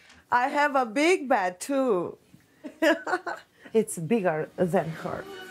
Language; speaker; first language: English; non-native, learner; Romanian